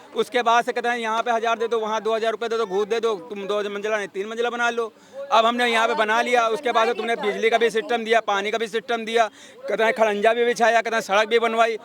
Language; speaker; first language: Hindi; native; Hindi